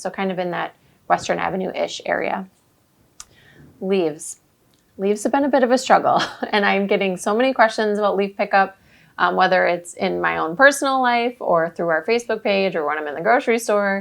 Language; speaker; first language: English; native; English